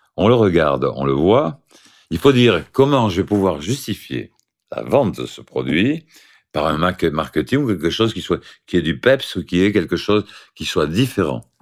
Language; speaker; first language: French; native; French